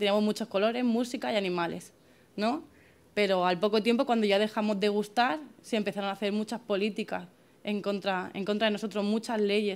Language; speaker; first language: Spanish; native; Spanish